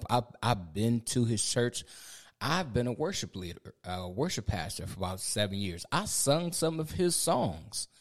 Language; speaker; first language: English; native; English